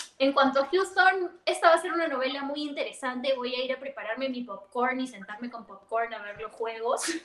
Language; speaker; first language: Spanish; native; Spanish